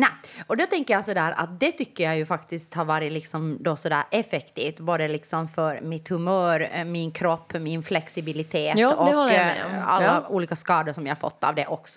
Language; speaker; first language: Swedish; native; Swedish